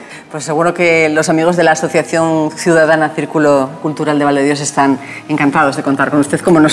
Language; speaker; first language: Spanish; native; Spanish